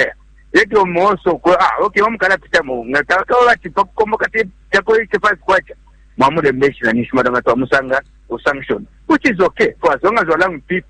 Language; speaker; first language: English; non-native, local second language; Bemba